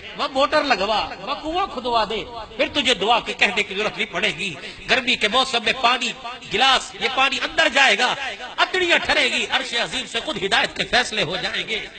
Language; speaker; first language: Urdu; non-native, local second language; Punjabi